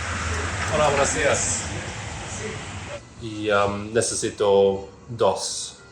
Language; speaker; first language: Spanish; non-native, learner; English